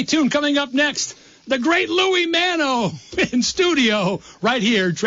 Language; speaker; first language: English; native; English